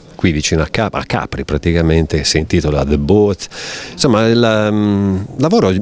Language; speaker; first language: Italian; native; Italian